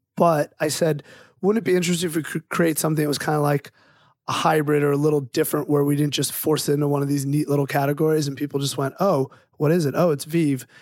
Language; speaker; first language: English; native; English